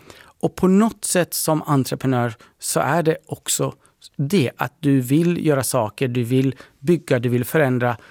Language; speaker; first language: Swedish; early bilingual, other home language; Persian